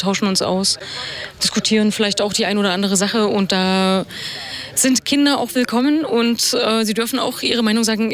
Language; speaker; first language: German; native; German